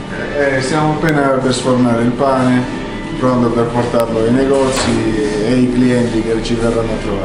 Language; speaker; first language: Italian; native; Italian